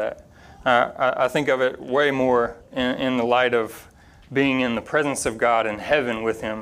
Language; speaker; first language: English; native; English